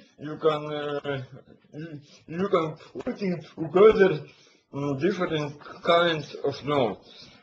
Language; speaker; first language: English; non-native, learner; Latvian